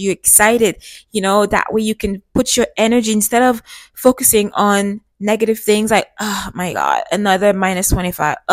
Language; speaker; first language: English; native; English